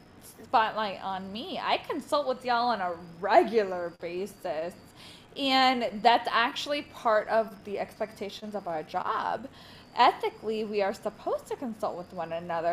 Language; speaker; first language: English; native; English